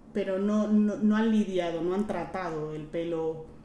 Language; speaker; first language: Spanish; native; Spanish